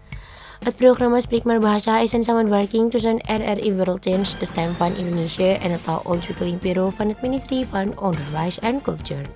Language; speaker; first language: Dutch; non-native, learner; Indonesian